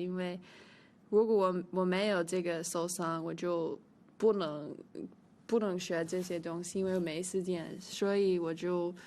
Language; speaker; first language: Chinese; early bilingual, heritage; English